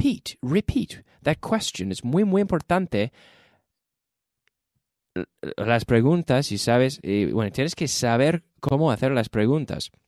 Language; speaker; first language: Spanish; non-native, fluent; English